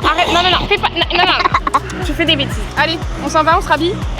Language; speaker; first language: French; native; French